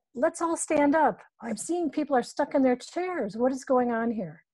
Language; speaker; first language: English; native; English